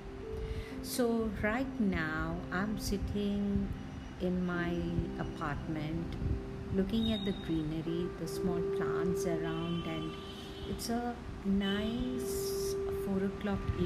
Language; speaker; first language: English; non-native, local second language; Malayalam